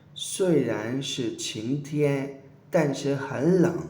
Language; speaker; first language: Chinese; non-native, fluent; Urdu